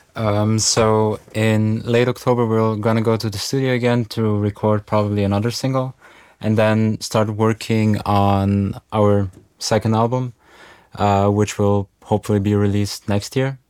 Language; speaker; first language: English; non-native, fluent; Macedonian